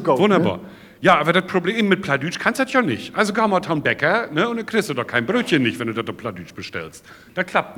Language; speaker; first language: German; native; German